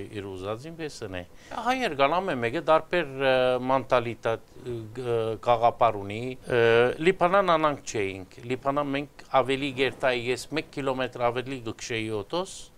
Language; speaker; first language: Armenian; early bilingual, heritage; Armenian